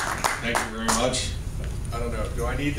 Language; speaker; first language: English; native; English